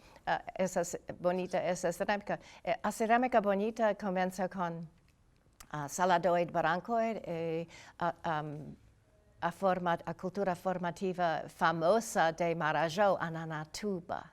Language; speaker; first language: Portuguese; non-native, fluent; English